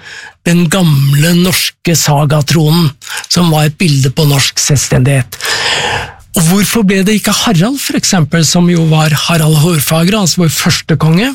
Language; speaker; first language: Norwegian; native; Norwegian